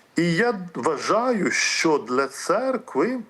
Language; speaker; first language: Ukrainian; non-native, fluent; Lithuanian